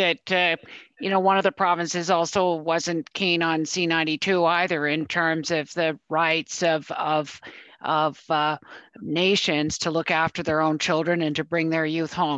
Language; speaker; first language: English; native; English